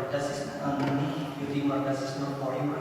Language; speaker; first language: German; non-native, learner; Indonesian